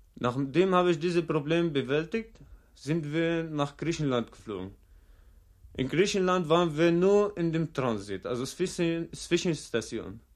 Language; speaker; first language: German; non-native, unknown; Arabic